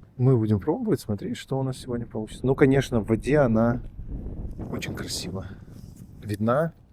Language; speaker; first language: Russian; native; Russian